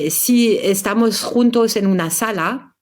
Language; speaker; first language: Spanish; non-native, fluent; French